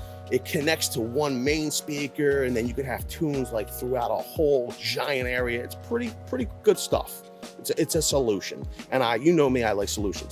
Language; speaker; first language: English; native; English